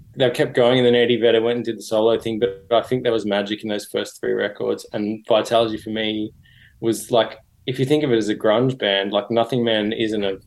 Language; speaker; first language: English; native; English